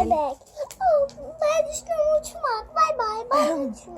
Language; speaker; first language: Turkish; non-native, learner; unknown